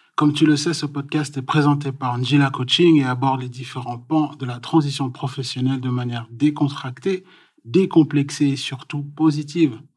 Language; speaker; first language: French; native; French